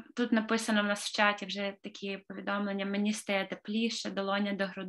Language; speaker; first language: Ukrainian; native; Ukrainian